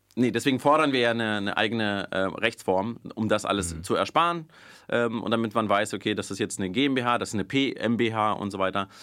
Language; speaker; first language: German; early bilingual, other home language; Russian